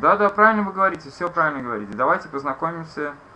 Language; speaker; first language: Russian; native; Russian